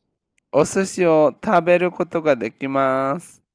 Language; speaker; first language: Japanese; non-native, fluent; Bangla